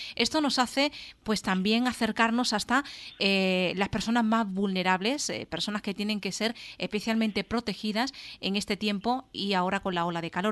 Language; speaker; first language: Spanish; native; Spanish